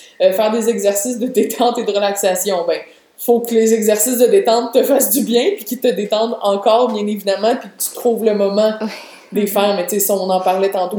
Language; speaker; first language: French; native; French